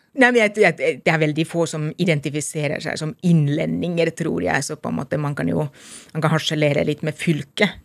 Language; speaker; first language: Norwegian; non-native, fluent; Finnish